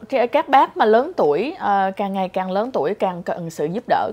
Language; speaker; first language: Vietnamese; early bilingual, heritage; Vietnamese